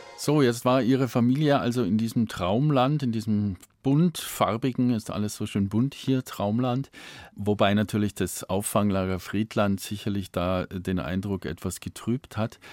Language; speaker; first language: German; native; German